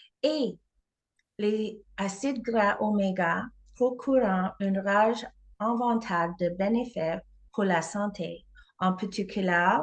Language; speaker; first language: French; non-native, learner; English